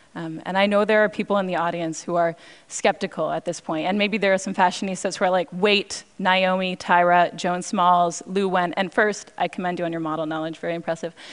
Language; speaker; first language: English; native; English